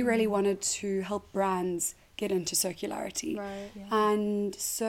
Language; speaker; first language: English; native; English